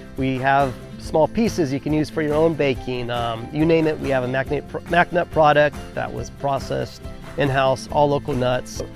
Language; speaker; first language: English; native; English